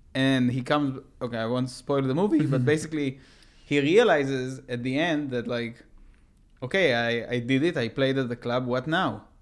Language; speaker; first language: English; non-native, fluent; Hebrew